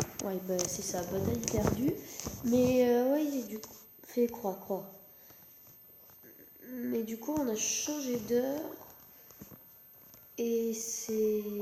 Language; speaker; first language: French; native; French